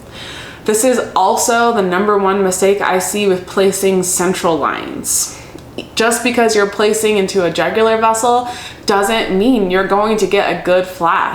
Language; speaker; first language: English; native; English